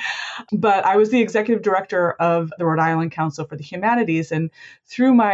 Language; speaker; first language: English; native; English